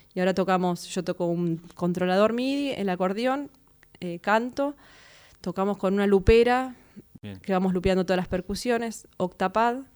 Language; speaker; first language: Spanish; native; Spanish